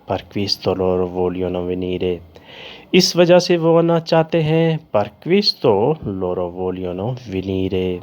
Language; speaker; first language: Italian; non-native, learner; Urdu